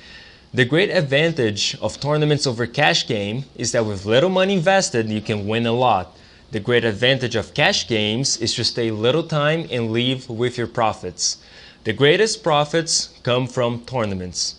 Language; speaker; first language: English; non-native, fluent; Portuguese